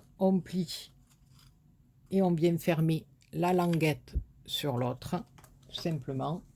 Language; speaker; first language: French; native; French